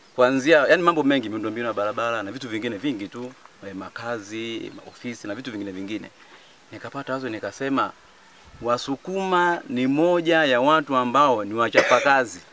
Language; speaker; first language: Swahili; non-native, local second language; Sukuma